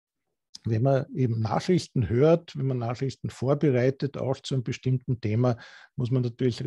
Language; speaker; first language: German; native; German